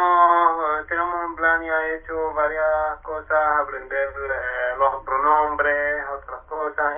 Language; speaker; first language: Spanish; non-native, fluent; Arabic